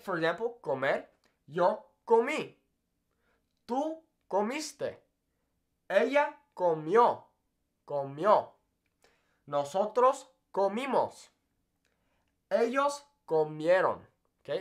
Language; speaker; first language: Spanish; non-native, fluent; English